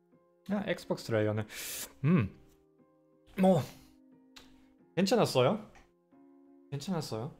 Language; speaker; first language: Korean; non-native, fluent; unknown